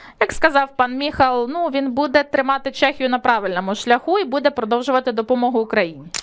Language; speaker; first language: Ukrainian; non-native, fluent; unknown